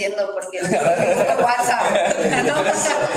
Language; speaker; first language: Spanish; native; Spanish